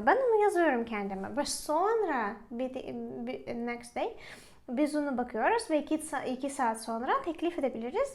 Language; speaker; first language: Turkish; non-native, fluent; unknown